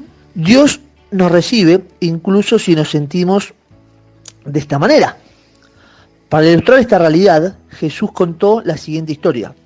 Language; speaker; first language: Spanish; native; Spanish